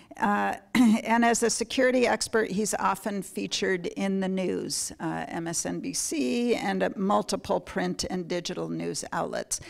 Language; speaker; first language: English; native; English